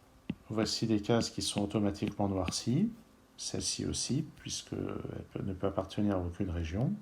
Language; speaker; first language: French; native; French